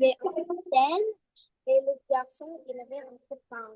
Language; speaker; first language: French; non-native, fluent; Russian